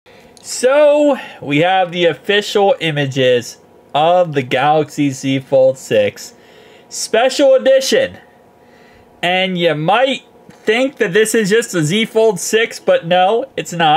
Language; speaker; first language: English; native; English